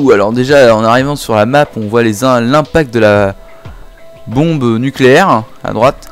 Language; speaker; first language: French; native; French